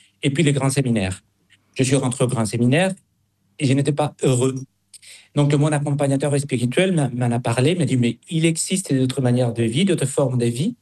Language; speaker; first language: French; non-native, fluent; Spanish